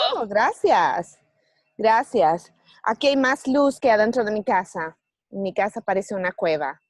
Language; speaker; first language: Spanish; native; Spanish